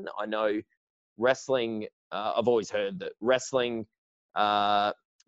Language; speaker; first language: English; native; English